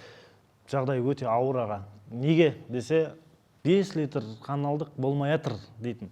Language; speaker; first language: Kazakh; native; Kazakh